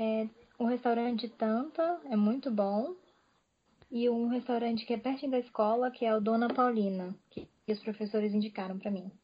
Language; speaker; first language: Spanish; non-native, learner; Portuguese